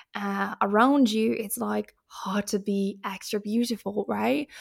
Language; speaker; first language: English; non-native, fluent; Finnish